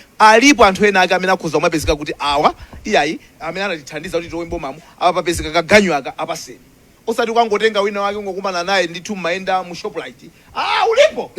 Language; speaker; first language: Nyanja; non-native, local second language; Tumbuka